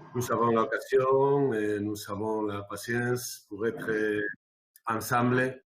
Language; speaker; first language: French; non-native, learner; Spanish